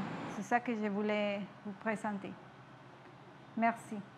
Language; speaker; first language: French; non-native, fluent; Spanish